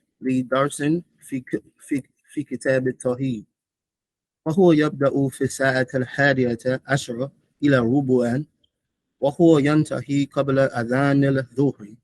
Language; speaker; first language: Arabic; non-native, learner; English